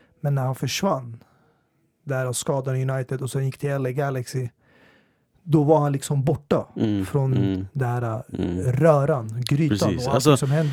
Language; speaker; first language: Swedish; native; Swedish